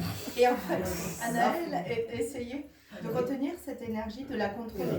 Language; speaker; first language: French; native; French